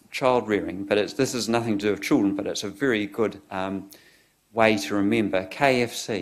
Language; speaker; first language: English; native; English